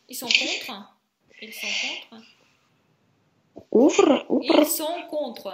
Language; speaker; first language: French; non-native, fluent; Russian